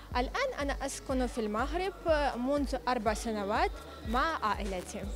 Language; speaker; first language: Arabic; non-native, fluent; Ukrainian